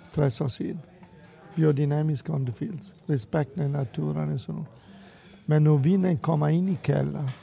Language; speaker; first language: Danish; non-native, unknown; Italian